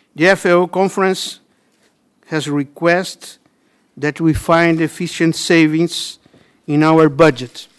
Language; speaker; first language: English; non-native, fluent; Portuguese